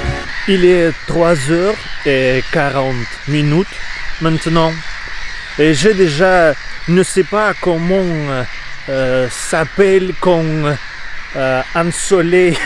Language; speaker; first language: French; non-native, learner; Russian